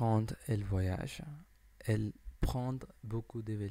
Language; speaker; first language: French; non-native, learner; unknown